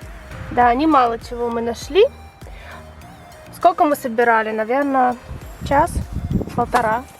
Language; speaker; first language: Russian; early bilingual, heritage; Russian